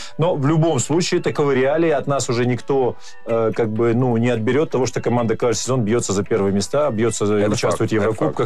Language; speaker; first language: Russian; native; Russian